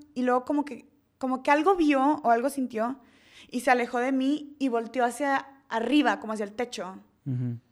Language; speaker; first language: Spanish; early bilingual, heritage; Spanish